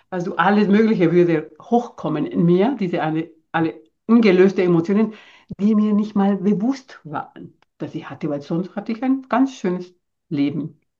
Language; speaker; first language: German; non-native, fluent; Spanish